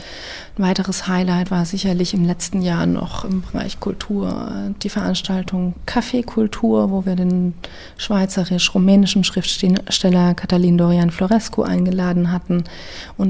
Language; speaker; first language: German; native; German